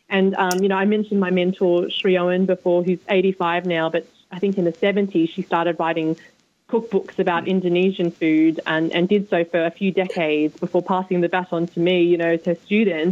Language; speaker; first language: English; native; English